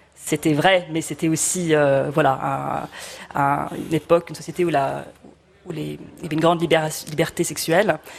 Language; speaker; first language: French; native; French